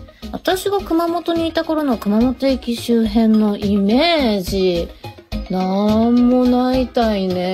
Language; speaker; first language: Japanese; native; Japanese